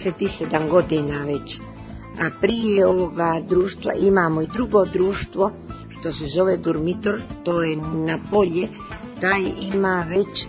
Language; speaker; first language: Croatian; early bilingual, heritage; Serbian